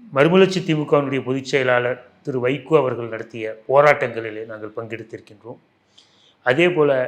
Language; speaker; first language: Tamil; non-native, local second language; Telugu